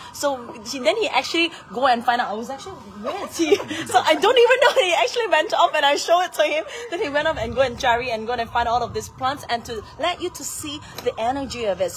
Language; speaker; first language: English; non-native, local second language; Chinese